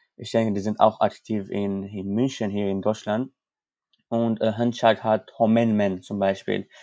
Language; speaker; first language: German; non-native, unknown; Armenian